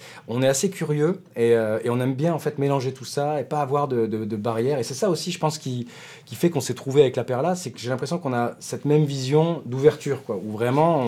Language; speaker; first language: French; native; French